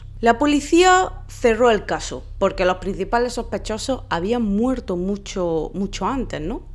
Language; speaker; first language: Spanish; native; Spanish